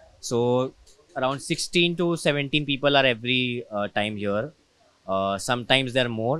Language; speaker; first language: English; non-native, local second language; Hindi